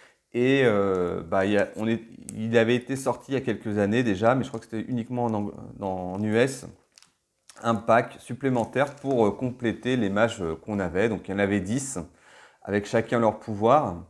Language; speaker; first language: French; native; French